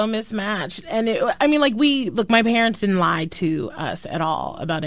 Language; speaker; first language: English; native; English